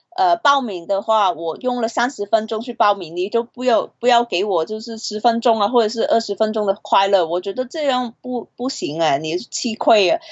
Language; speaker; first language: Chinese; non-native, fluent; Cantonese